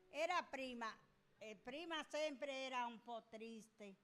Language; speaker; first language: Italian; non-native, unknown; Spanish